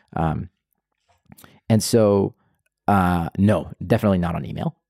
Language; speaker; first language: English; non-native, fluent; Hebrew